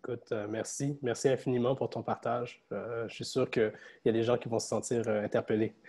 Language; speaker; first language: French; native; French